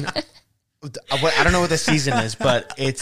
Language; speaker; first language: English; early bilingual, other home language; Spanish